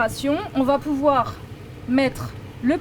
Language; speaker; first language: French; native; French